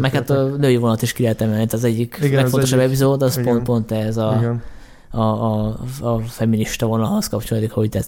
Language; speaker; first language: Hungarian; native; Hungarian